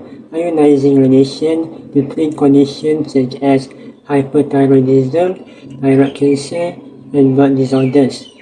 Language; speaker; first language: English; non-native, learner; Malay